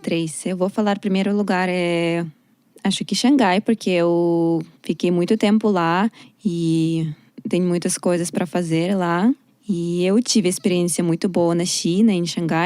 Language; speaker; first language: Portuguese; non-native, learner; Russian